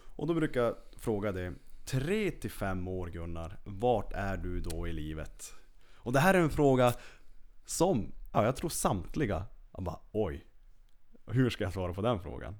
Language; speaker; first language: Swedish; native; Swedish